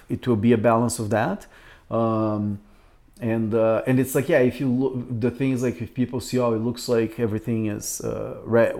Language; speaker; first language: English; non-native, fluent; Portuguese